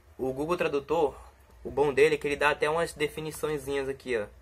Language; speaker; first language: Portuguese; native; Portuguese